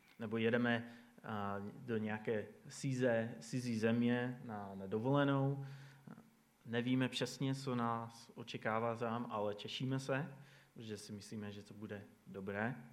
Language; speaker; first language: Czech; non-native, fluent; English